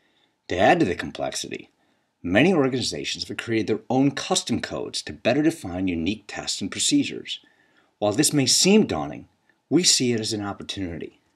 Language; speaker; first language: English; native; English